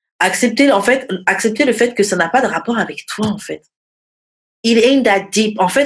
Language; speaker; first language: French; native; French